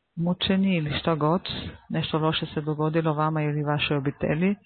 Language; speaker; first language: Serbian; non-native, fluent; Slovenian